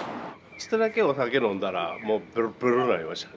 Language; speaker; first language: Japanese; native; Japanese